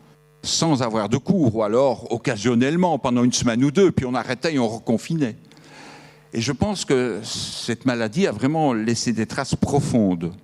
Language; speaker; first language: French; native; French